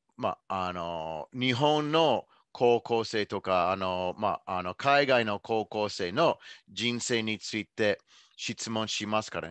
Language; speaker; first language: Japanese; non-native, fluent; English